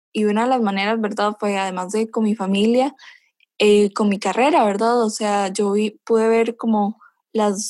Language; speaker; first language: Spanish; native; Spanish